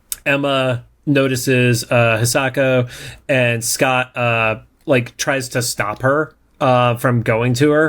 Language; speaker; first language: English; native; English